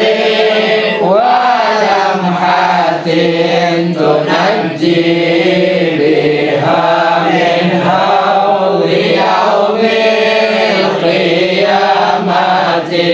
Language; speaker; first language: Arabic; non-native, fluent; Indonesian